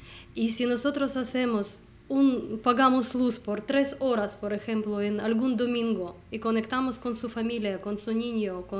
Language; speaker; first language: Spanish; non-native, learner; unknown